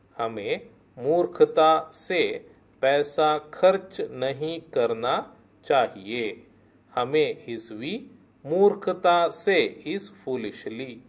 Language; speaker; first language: Hindi; native; Hindi